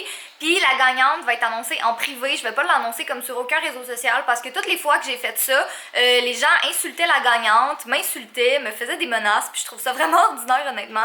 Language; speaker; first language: French; native; French